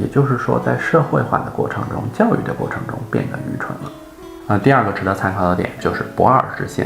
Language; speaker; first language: Chinese; native; Chinese